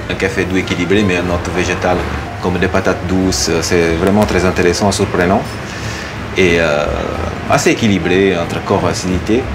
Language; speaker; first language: French; native; French